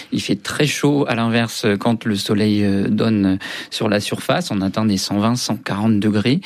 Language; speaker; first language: French; native; French